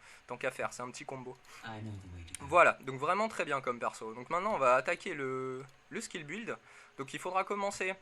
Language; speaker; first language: French; native; French